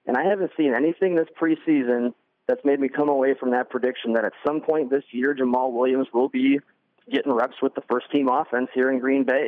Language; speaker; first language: English; native; English